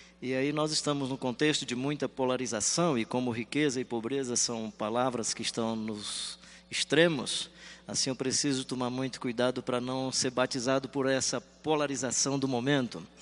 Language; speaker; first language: Portuguese; native; Portuguese